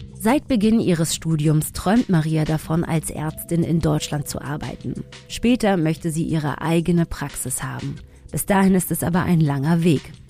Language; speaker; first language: German; early bilingual, other home language; Tigrinya